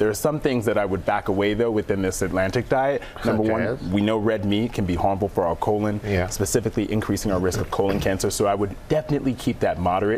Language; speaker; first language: English; native; English